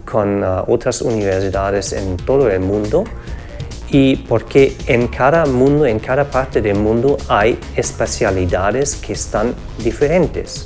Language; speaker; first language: Spanish; non-native, fluent; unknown